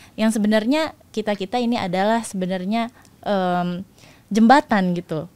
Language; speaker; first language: Indonesian; native; Indonesian